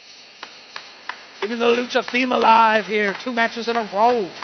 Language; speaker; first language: English; native; English